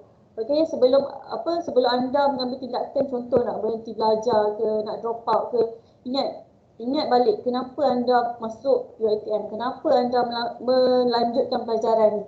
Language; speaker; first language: Malay; native; Malay